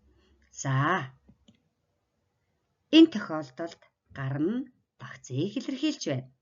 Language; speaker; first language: Mongolian; native; Mongolian